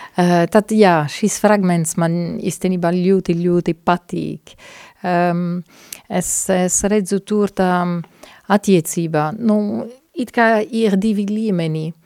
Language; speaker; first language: Latvian; non-native, fluent; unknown